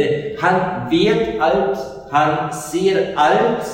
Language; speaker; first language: Swedish; non-native, fluent; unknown